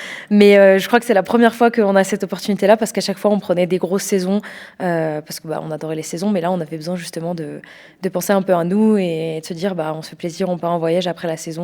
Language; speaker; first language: French; native; French